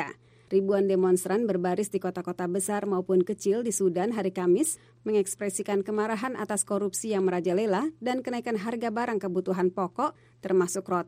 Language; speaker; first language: Indonesian; native; Indonesian